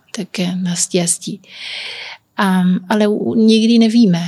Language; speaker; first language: Czech; non-native, learner; Kabuverdianu